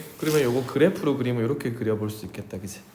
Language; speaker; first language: Korean; native; Korean